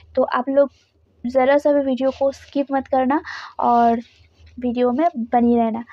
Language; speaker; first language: Hindi; non-native, local second language; Bangla